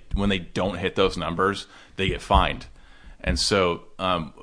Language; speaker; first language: English; native; English